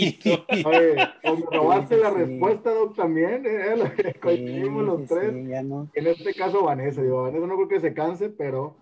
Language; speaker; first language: Spanish; native; Spanish